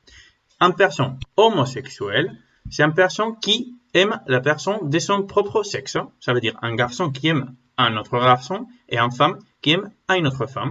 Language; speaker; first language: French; non-native, learner; Spanish